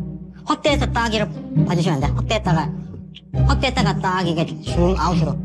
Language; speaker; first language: Korean; native; Korean